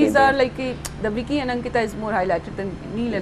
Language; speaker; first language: English; non-native, local second language; Hindi